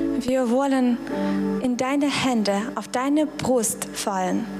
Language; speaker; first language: German; non-native, fluent; Russian